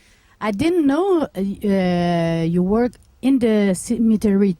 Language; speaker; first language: English; non-native, local second language; French